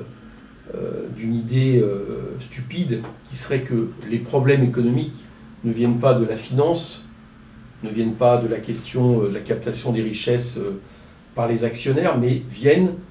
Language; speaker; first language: French; native; French